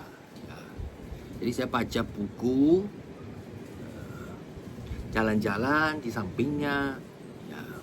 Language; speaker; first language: Indonesian; non-native, fluent; Chinese